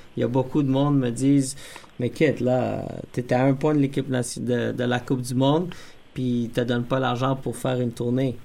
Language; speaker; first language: French; native; French